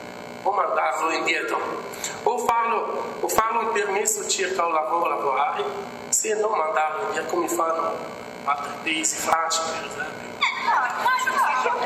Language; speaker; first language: Italian; non-native, learner; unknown